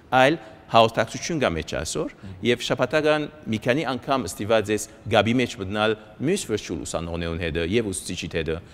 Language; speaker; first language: Armenian; early bilingual, heritage; Armenian